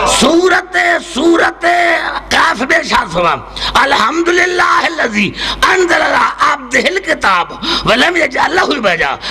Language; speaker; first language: Urdu; non-native, local second language; Sindhi